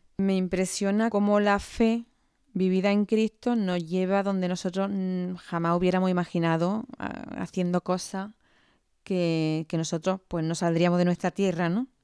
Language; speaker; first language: Spanish; native; Spanish